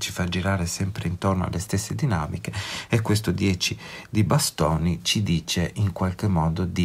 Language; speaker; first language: Italian; native; Italian